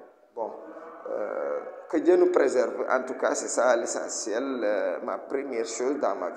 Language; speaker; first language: French; non-native, local second language; Wolof